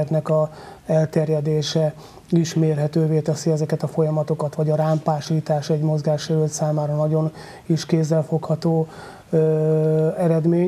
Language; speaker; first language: Hungarian; native; Hungarian